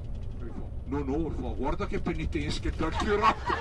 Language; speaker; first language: Italian; native; Italian